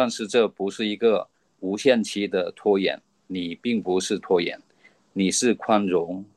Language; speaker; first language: Chinese; native; Chinese